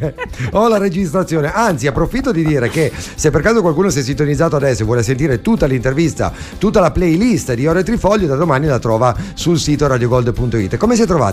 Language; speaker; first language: Italian; native; Italian